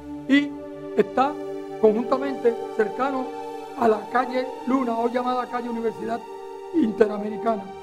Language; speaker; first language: Spanish; native; Spanish